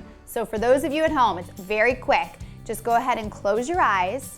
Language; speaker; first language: English; native; English